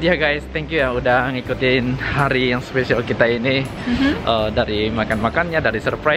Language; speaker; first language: Indonesian; native; Indonesian